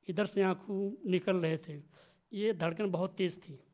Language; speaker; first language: Hindi; native; Hindi